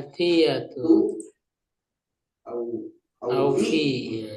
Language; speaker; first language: Arabic; non-native, fluent; Indonesian